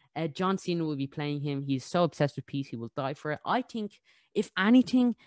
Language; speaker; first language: English; native; English